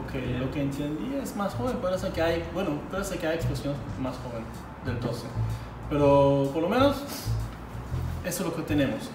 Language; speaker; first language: Spanish; non-native, fluent; Hebrew